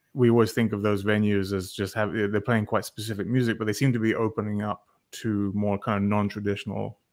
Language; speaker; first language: English; native; English